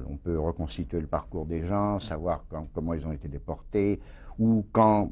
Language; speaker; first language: French; native; French